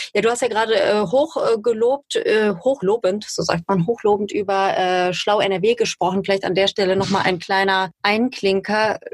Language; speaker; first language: German; native; German